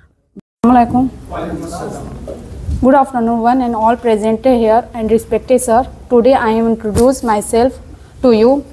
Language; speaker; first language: English; non-native, learner; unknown